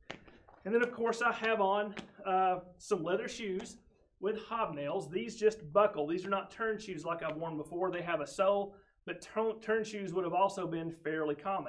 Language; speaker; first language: English; native; English